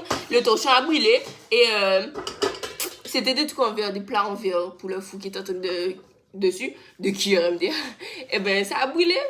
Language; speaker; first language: French; native; French